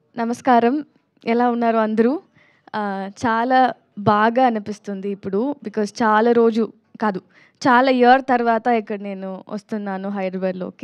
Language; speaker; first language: Telugu; non-native, learner; Tamil